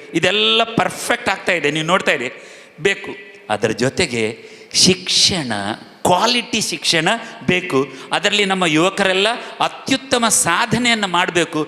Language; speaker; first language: Kannada; non-native, local second language; Tulu